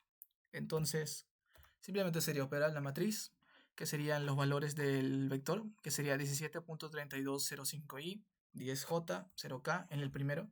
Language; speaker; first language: Spanish; native; Spanish